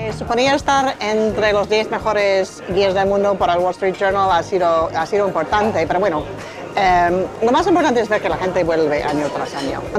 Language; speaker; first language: Spanish; non-native, fluent; English